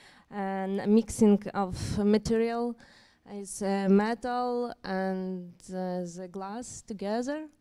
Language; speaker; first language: English; non-native, learner; Ukrainian